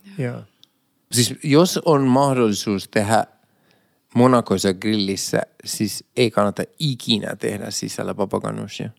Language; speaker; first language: Finnish; early bilingual, other home language; Persian